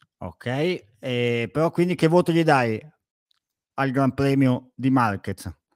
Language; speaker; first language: Italian; native; Italian